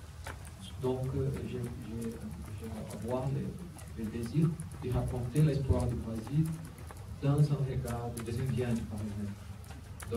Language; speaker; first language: French; non-native, learner; Portuguese